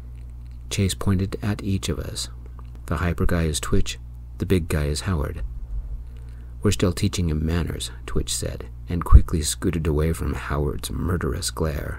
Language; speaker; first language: English; native; English